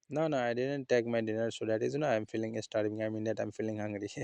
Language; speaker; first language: English; non-native, learner; Hindi